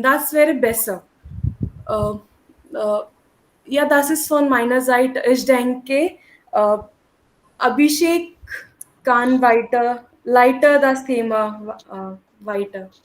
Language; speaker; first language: German; non-native, learner; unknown